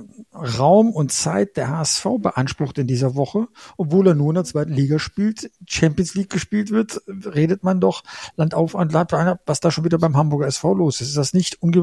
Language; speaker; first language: German; native; German